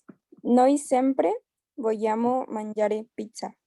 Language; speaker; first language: Italian; non-native, learner; Spanish